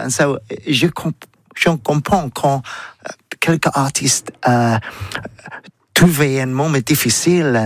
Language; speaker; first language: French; non-native, learner; English